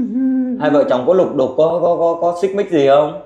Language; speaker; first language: Vietnamese; native; Vietnamese